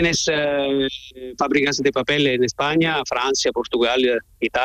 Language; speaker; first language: Spanish; non-native, learner; Italian